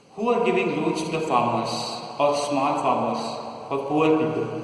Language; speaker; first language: English; non-native, local second language; Kannada